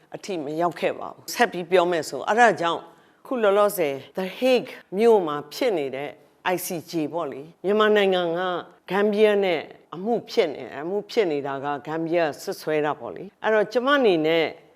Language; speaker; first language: Burmese; native; Burmese